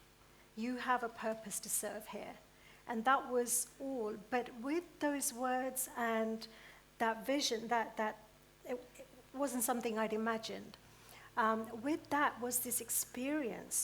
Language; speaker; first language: English; early bilingual, other home language; Gujarati